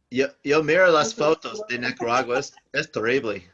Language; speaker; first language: Spanish; non-native, learner; English